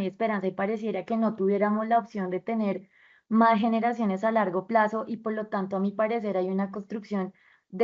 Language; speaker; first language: Spanish; native; Spanish